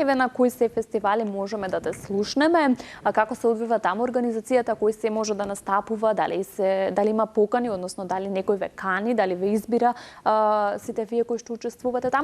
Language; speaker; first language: Macedonian; native; Macedonian